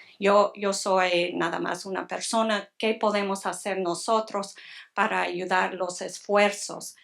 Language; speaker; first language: Spanish; non-native, learner; English